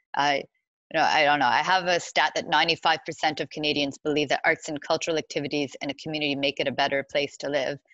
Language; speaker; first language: English; native; English